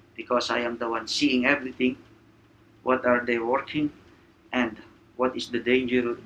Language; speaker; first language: English; non-native, local second language; Filipino